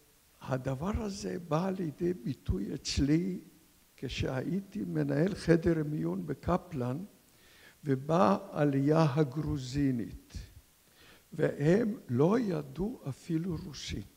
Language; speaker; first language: Hebrew; non-native, fluent; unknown